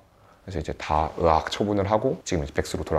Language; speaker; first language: Korean; native; Korean